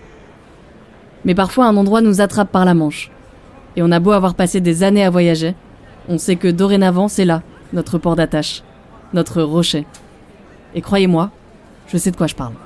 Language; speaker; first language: French; native; French